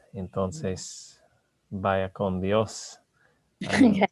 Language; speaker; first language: Spanish; non-native, learner; English